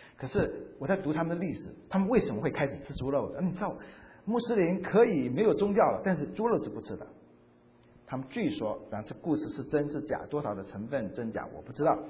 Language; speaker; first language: Chinese; native; Chinese